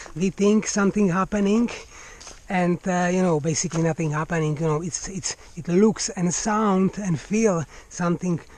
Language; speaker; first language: English; non-native, fluent; Czech